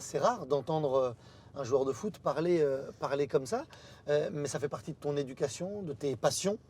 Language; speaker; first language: French; native; French